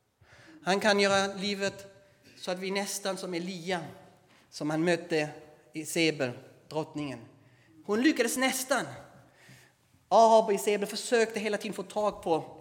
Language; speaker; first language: Swedish; non-native, fluent; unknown